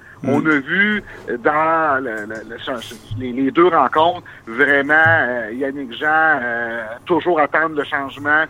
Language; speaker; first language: French; native; French